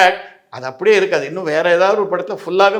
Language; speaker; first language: Tamil; native; Tamil